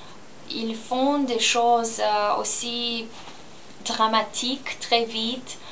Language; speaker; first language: French; non-native, learner; Romanian